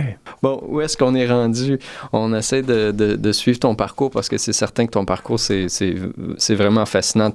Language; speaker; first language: French; native; French